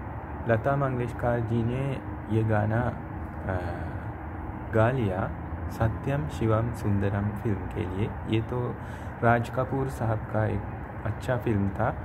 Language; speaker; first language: Hindi; non-native, learner; Sinhala